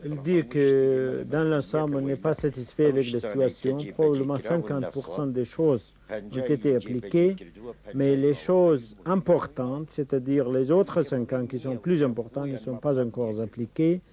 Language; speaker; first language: French; non-native, fluent; Kurdish